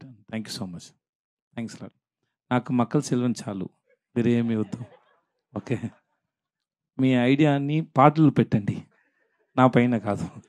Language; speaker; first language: Telugu; non-native, learner; Tamil